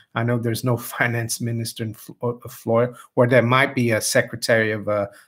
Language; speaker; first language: English; non-native, fluent; Portuguese